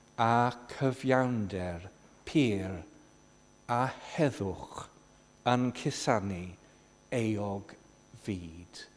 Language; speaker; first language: Welsh; non-native, fluent; English